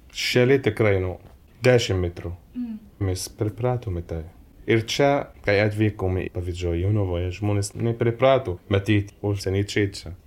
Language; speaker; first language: Lithuanian; non-native, learner; Arabic